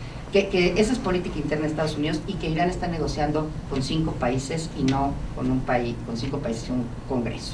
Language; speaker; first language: Spanish; native; Spanish